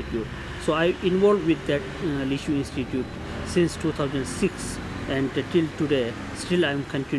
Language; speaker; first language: English; non-native, local second language; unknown